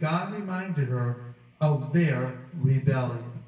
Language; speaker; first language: English; early bilingual, other home language; Spanish